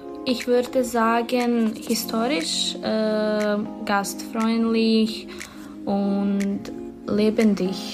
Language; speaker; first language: German; non-native, learner; Bosnian